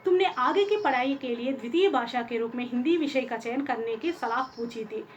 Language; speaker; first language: Hindi; non-native, local second language; Telugu